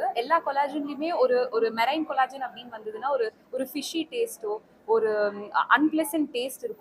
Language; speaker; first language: Tamil; native; Tamil